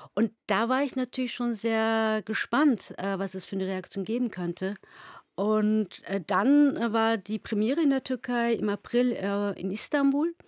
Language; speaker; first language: German; early bilingual, other home language; Turkish